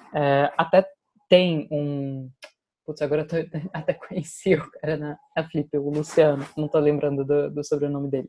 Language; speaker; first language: Portuguese; non-native, fluent; English